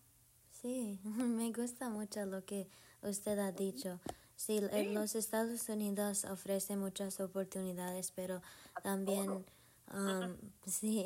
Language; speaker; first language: Spanish; non-native, learner; English